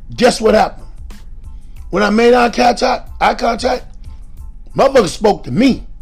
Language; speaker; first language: English; native; English